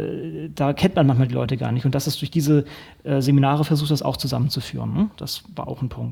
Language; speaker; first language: German; native; German